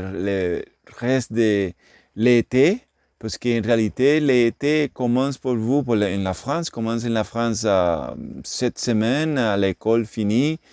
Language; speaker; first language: French; non-native, learner; English